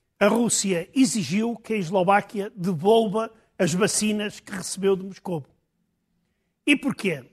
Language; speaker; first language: Portuguese; native; Portuguese